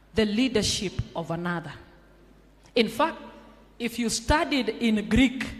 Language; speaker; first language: English; non-native, local second language; Swahili